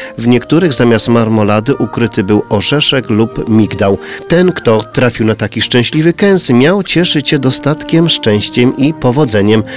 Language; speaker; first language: Polish; native; Polish